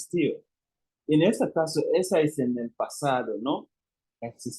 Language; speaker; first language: Spanish; non-native, fluent; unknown